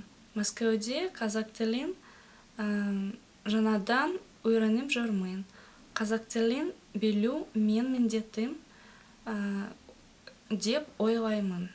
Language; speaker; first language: Kazakh; non-native, learner; Russian